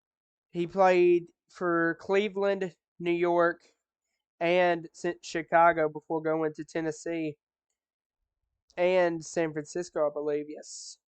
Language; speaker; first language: English; native; English